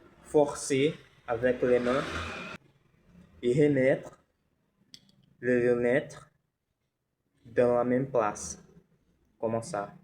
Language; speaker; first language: French; non-native, learner; Portuguese